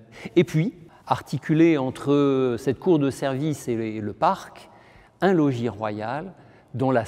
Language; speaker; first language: French; native; French